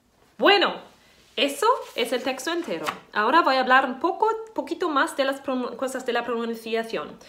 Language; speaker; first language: Spanish; non-native, fluent; German